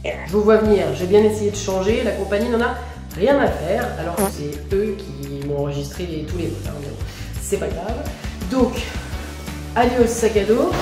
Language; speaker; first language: French; native; French